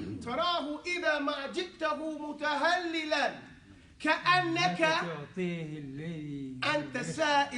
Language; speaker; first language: Arabic; non-native, fluent; English